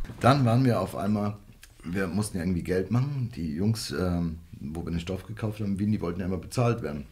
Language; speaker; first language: German; early bilingual, other home language; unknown